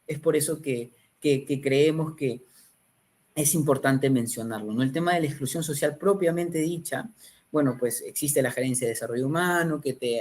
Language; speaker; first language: Spanish; native; Spanish